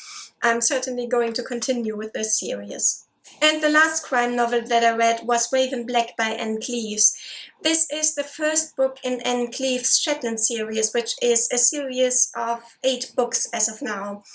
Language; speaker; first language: English; non-native, fluent; German